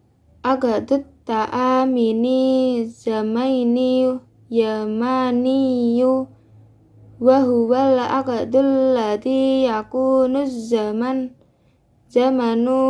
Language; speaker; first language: Arabic; non-native, learner; Indonesian